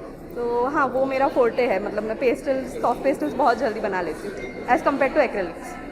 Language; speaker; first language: Hindi; native; Hindi